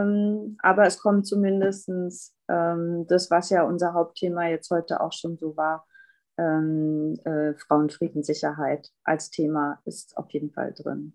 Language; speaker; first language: German; native; German